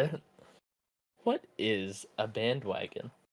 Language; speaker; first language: English; native; English